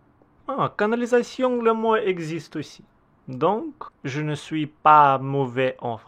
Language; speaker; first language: French; non-native, learner; Russian